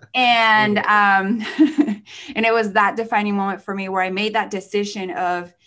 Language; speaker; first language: English; early bilingual, other home language; Spanish